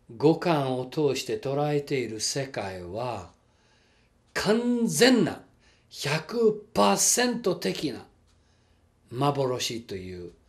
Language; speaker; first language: Japanese; non-native, fluent; English